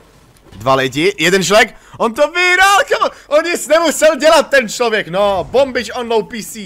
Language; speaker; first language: Czech; native; Czech